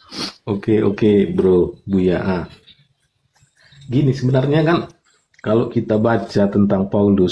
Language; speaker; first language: Indonesian; native; Indonesian